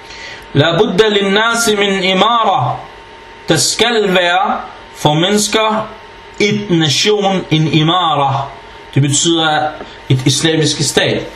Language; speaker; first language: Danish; early bilingual, other home language; Arabic